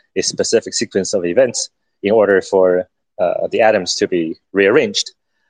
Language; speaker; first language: English; early bilingual, other home language; Chinese